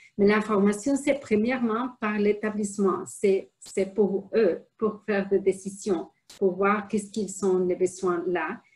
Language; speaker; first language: French; non-native, fluent; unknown